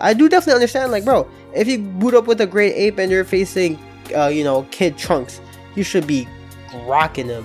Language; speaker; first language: English; native; English